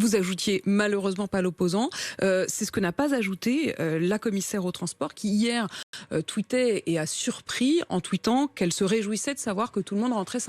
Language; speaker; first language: French; native; French